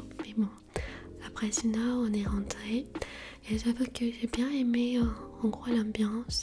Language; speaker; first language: French; non-native, fluent; Armenian